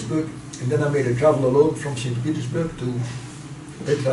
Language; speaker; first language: English; non-native, fluent; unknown